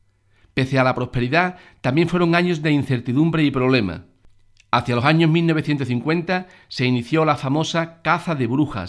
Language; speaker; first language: Spanish; native; Spanish